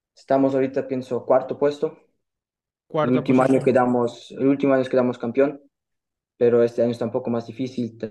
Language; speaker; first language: Spanish; early bilingual, heritage; German